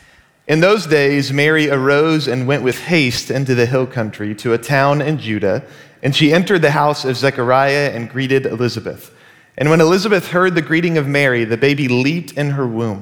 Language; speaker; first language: English; native; English